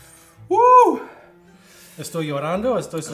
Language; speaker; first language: Spanish; non-native, fluent; English